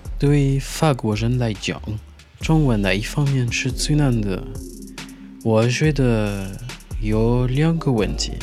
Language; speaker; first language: Chinese; non-native, fluent; French